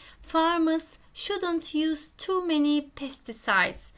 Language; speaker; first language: English; non-native, fluent; Turkish